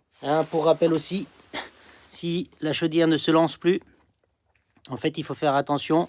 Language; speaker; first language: French; native; French